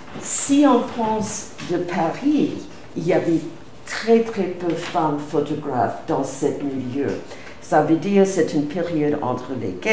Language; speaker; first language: French; non-native, fluent; English